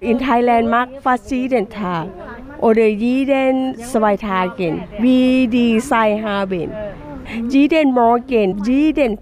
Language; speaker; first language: German; non-native, learner; Thai